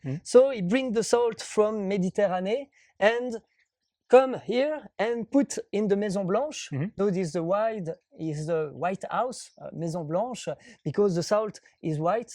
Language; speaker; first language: English; non-native, learner; French